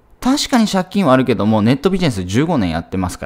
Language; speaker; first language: Japanese; native; Japanese